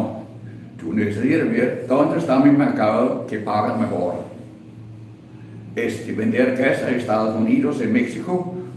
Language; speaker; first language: Spanish; non-native, fluent; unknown